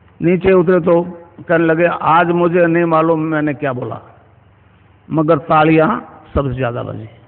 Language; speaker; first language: Hindi; native; Hindi